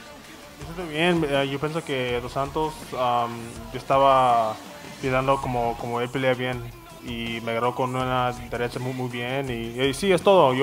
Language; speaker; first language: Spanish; early bilingual, heritage; English